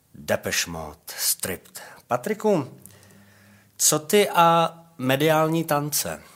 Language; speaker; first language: Czech; native; Czech